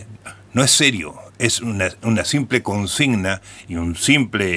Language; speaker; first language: Spanish; native; Spanish